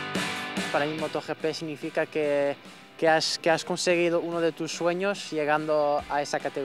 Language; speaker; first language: Spanish; non-native, fluent; French